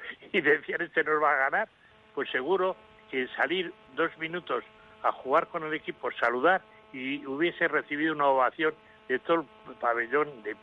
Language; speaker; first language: Spanish; native; Spanish